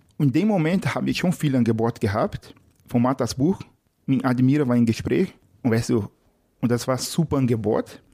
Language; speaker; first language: German; non-native, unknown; Portuguese